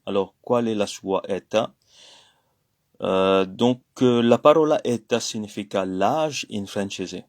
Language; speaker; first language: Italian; non-native, fluent; French